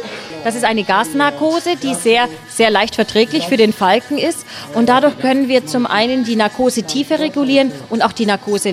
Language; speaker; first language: German; native; German